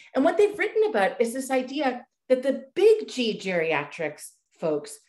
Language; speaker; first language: English; native; English